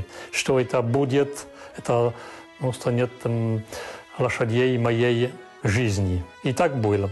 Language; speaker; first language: Russian; non-native, fluent; French